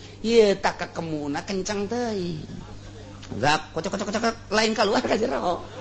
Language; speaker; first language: Sundanese; native; Sundanese